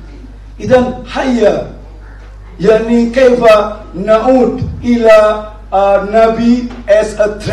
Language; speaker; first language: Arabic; non-native, learner; Malay